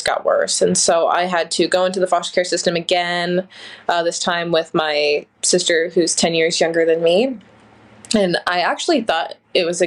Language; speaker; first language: English; native; English